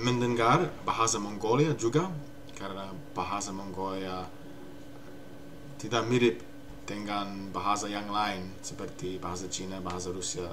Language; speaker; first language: Indonesian; non-native, learner; English